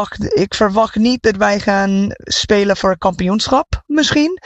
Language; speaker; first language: Dutch; non-native, fluent; English